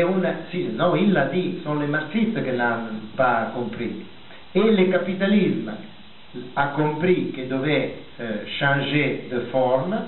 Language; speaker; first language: French; non-native, fluent; Italian